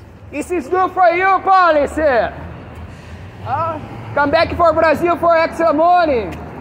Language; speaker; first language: English; non-native, learner; Portuguese